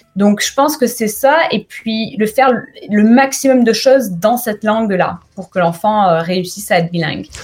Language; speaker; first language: French; native; French